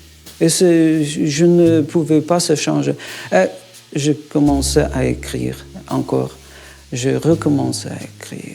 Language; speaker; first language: French; non-native, learner; Russian